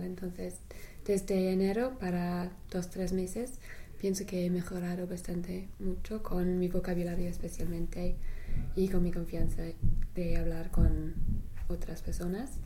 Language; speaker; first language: Spanish; non-native, learner; English